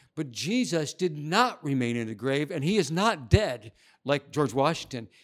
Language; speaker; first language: English; native; English